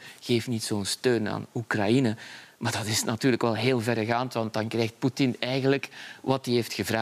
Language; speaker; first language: Dutch; native; Dutch